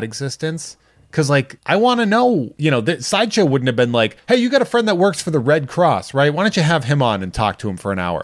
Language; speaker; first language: English; native; English